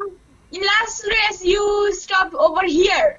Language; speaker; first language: English; non-native, learner; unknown